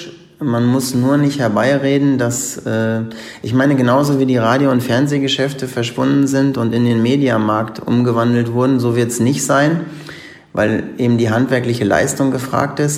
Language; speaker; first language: German; native; German